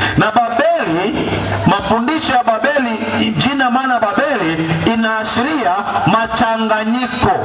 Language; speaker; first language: Swahili; non-native, local second language; Gusii